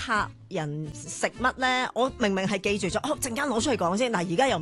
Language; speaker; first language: Cantonese; native; Cantonese